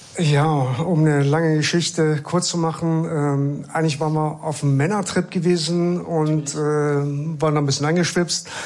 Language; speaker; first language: German; early bilingual, other home language; Persian